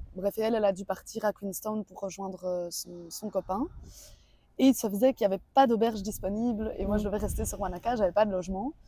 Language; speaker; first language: French; native; French